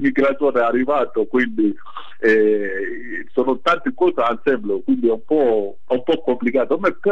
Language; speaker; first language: Italian; non-native, fluent; Bambara